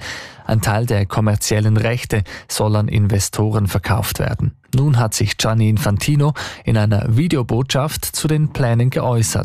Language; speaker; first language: German; native; German